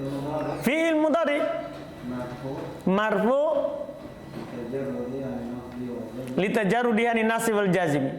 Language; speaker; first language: Arabic; non-native, fluent; Indonesian